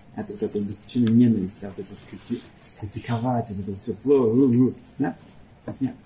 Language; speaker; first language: Russian; early bilingual, heritage; Russian